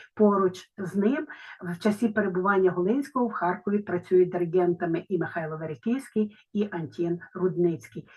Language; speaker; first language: Ukrainian; native; Ukrainian